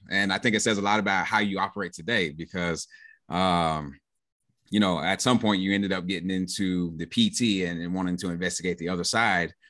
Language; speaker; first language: English; native; English